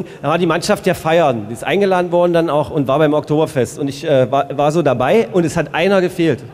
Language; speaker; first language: German; native; German